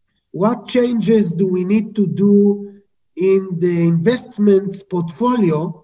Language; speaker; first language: English; non-native, fluent; Hebrew